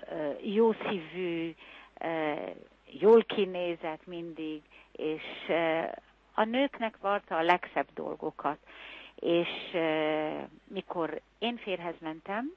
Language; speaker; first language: Hungarian; early bilingual, heritage; Hungarian